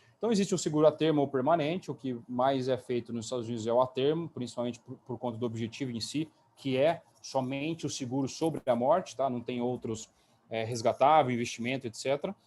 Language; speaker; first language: Portuguese; native; Portuguese